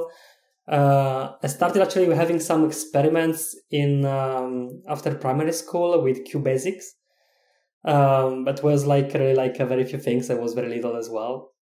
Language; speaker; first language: English; non-native, fluent; Italian